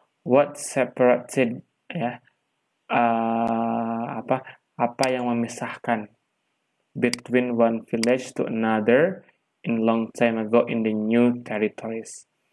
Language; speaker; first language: English; non-native, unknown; Indonesian